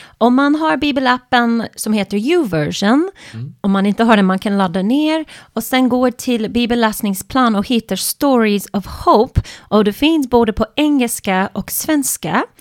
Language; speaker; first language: Swedish; non-native, fluent; English